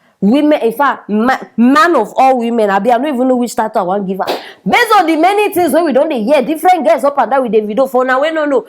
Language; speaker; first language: Nigerian Pidgin; native; Nigerian Pidgin